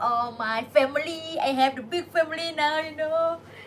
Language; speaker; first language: English; non-native, learner; Thai